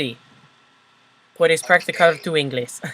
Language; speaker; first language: Spanish; non-native, learner; English